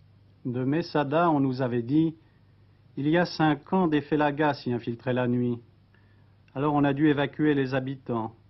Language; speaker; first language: French; native; French